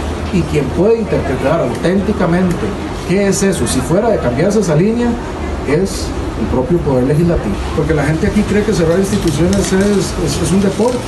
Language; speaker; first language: Spanish; native; Spanish